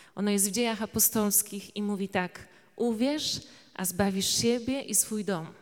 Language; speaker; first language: Polish; native; Polish